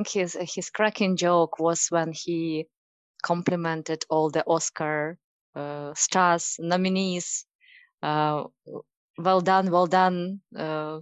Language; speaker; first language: English; non-native, fluent; Russian